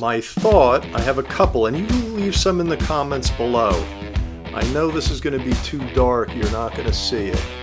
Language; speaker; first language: English; native; English